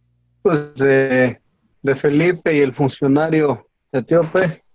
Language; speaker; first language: Spanish; native; Spanish